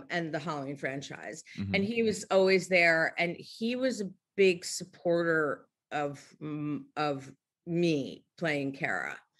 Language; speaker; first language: English; native; English